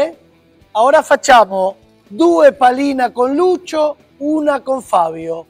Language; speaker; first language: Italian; non-native, learner; Spanish